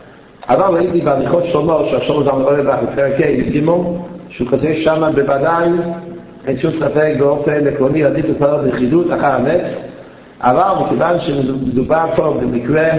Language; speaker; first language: Hebrew; non-native, fluent; English